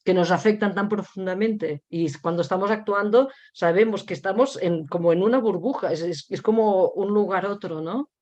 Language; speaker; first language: Spanish; non-native, local second language; Catalan